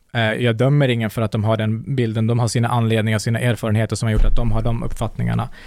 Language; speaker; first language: Swedish; early bilingual, other home language; Kurdish